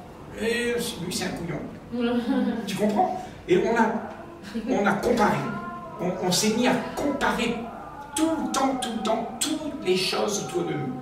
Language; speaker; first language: French; native; French